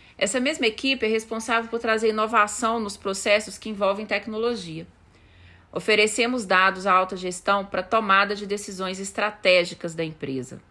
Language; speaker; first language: Portuguese; native; Portuguese